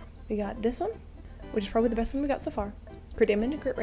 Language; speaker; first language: English; native; English